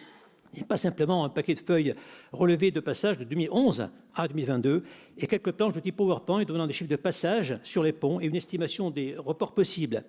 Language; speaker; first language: French; native; French